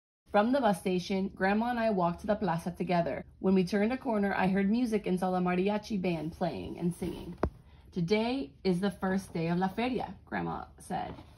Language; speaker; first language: English; native; English